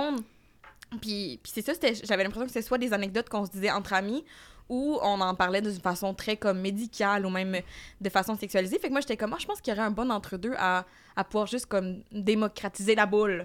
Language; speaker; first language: French; native; French